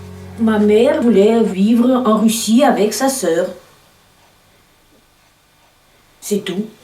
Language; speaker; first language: French; early bilingual, heritage; Russian